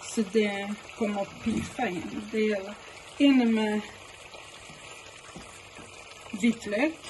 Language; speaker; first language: Swedish; non-native, fluent; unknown